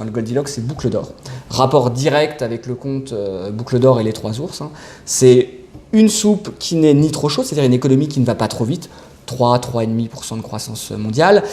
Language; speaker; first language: French; native; French